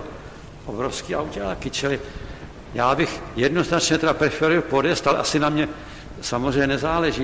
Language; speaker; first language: Czech; native; Czech